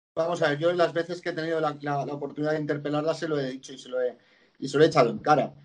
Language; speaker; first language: Spanish; native; Spanish